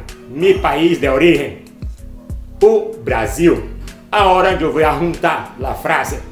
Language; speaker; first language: Spanish; non-native, fluent; Portuguese